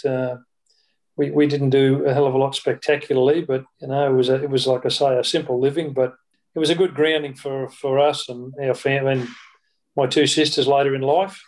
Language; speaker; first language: English; native; English